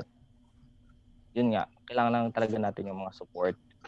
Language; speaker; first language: English; non-native, local second language; Hiligaynon